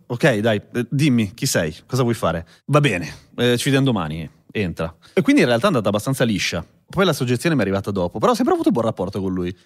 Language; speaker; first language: Italian; native; Italian